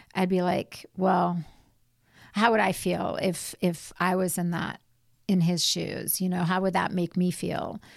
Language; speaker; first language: English; native; English